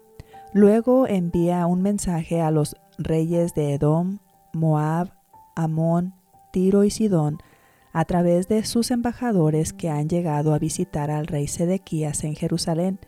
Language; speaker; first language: Spanish; native; Spanish